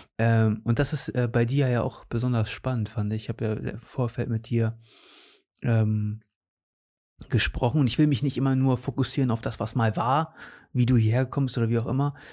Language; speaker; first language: German; native; German